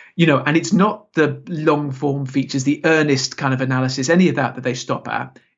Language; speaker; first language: English; native; English